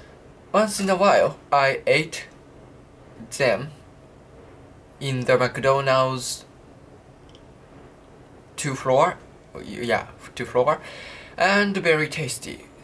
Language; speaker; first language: English; non-native, learner; Japanese